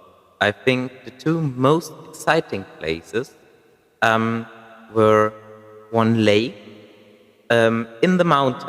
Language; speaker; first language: English; non-native, fluent; German